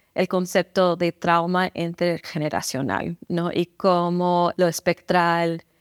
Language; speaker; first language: Spanish; non-native, fluent; English